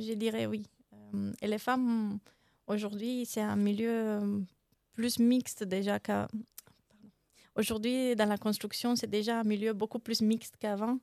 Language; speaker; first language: French; non-native, fluent; Romanian